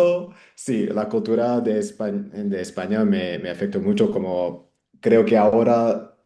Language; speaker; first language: Spanish; non-native, fluent; English